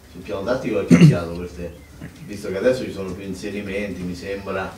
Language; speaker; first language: Italian; native; Italian